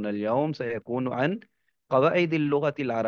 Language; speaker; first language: Arabic; non-native, fluent; Urdu